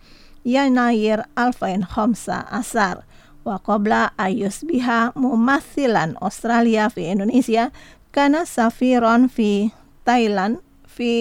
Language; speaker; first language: Arabic; non-native, fluent; Indonesian